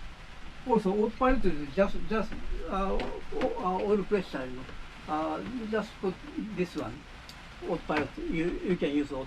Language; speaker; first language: English; non-native, learner; Japanese